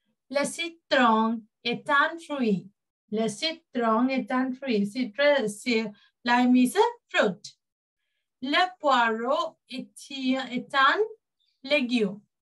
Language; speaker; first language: French; non-native, fluent; Sinhala